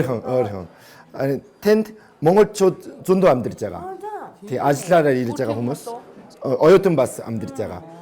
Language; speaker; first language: Mongolian; non-native, fluent; Korean